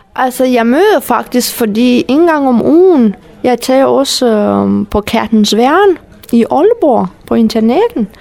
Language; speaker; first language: Danish; non-native, fluent; Romanian